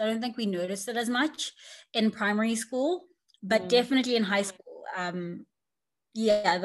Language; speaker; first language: English; native; English